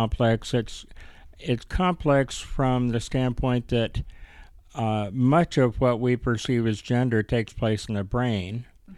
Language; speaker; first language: English; native; English